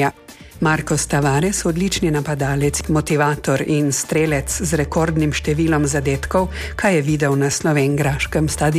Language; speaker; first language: Slovenian; native; Slovenian